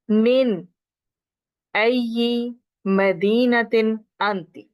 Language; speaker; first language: Arabic; non-native, fluent; Urdu